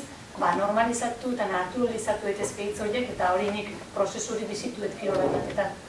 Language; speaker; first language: Basque; native; Basque